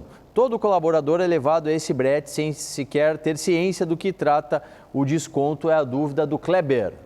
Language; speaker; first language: Portuguese; native; Portuguese